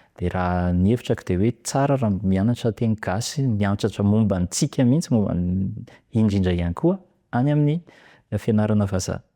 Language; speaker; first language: Malagasy; native; Malagasy